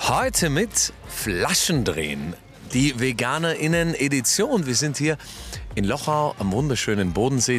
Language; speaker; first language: German; native; German